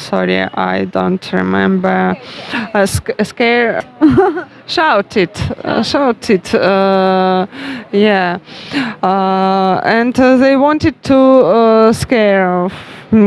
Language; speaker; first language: English; non-native, learner; Russian